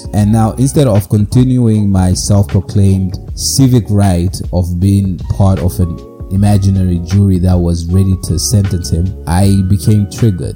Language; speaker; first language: English; non-native, local second language; Shona